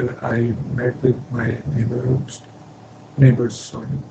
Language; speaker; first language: English; non-native, learner; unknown